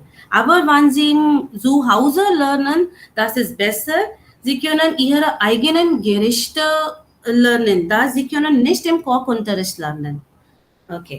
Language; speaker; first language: German; non-native, learner; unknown